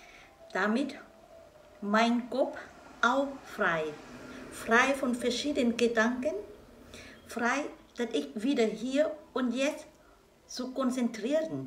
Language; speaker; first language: German; non-native, learner; Vietnamese